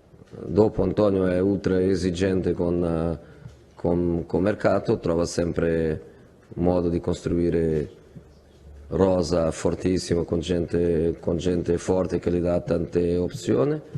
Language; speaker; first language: Italian; non-native, fluent; Portuguese